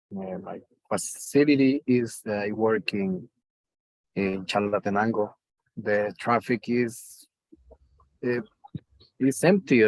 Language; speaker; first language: English; non-native, learner; Spanish